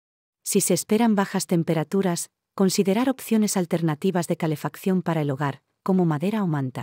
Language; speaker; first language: Spanish; native; Spanish